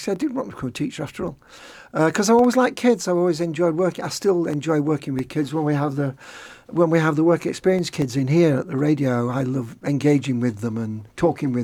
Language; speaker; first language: English; native; English